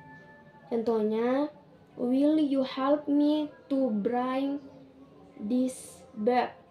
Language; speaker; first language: English; non-native, learner; Indonesian